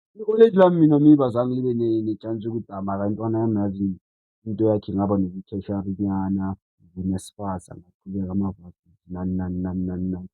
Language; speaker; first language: Zulu; native; Zulu